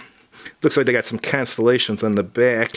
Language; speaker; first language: English; native; English